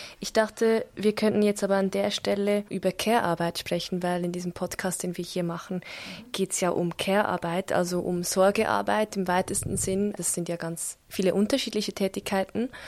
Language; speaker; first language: German; native; German